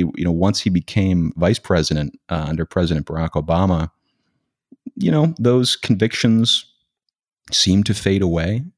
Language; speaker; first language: English; native; English